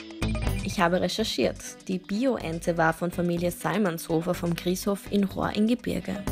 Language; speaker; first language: German; native; German